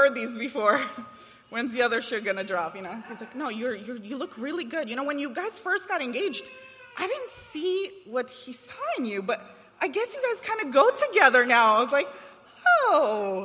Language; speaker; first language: English; non-native, fluent; Romanian